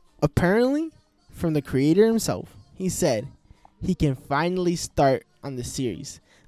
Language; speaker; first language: English; early bilingual, other home language; Spanish